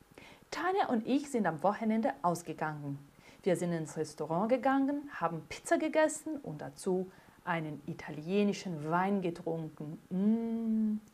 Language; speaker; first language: German; non-native, fluent; Portuguese